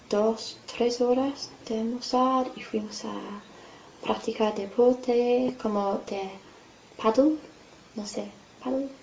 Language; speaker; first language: Spanish; non-native, fluent; English